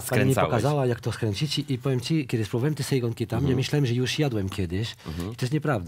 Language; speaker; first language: Polish; non-native, fluent; French